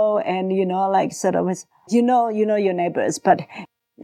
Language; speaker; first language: English; non-native, fluent; Javanese